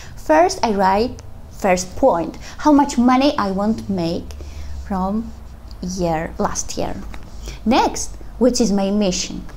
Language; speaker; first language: English; non-native, learner; Polish